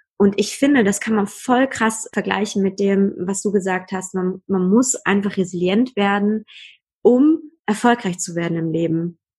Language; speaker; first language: German; early bilingual, other home language; Persian